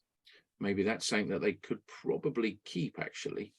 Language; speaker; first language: English; native; English